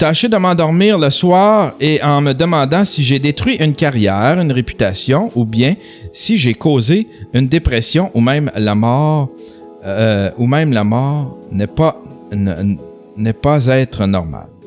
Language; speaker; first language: French; native; French